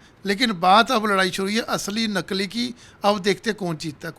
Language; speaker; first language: Hindi; non-native, local second language; Punjabi